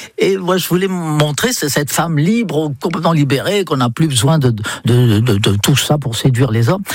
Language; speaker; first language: French; non-native, fluent; English